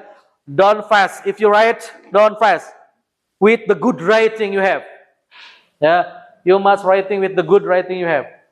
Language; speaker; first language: English; non-native, learner; Indonesian